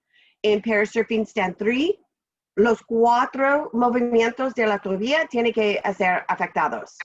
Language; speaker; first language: Spanish; non-native, learner; English